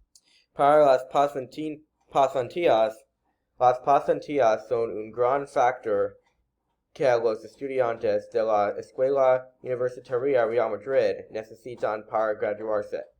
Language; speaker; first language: Spanish; non-native, learner; English